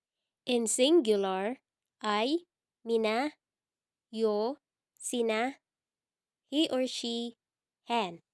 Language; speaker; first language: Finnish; non-native, fluent; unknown